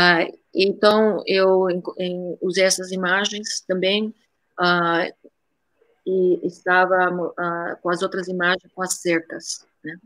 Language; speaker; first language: Portuguese; early bilingual, heritage; Portuguese